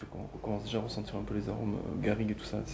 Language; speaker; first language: French; native; French